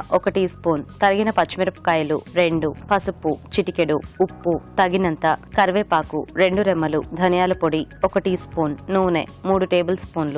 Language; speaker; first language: Telugu; native; Telugu